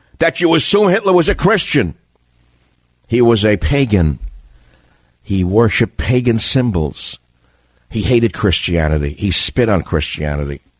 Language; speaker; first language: English; native; English